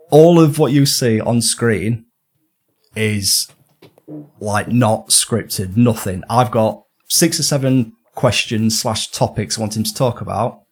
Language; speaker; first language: English; native; English